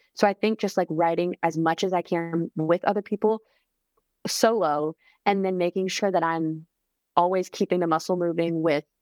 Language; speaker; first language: English; native; English